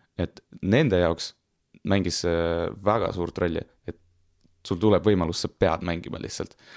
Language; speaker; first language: Estonian; non-native, local second language; Russian